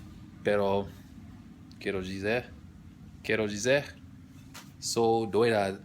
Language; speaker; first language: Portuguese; non-native, learner; English